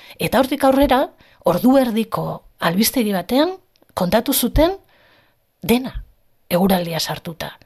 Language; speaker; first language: Basque; non-native, local second language; Spanish